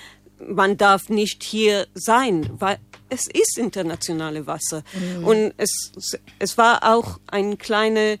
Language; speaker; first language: German; non-native, learner; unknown